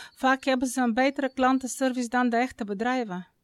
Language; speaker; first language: Dutch; non-native, fluent; Bulgarian